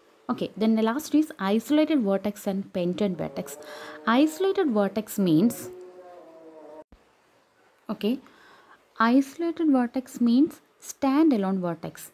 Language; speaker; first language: English; non-native, local second language; Malayalam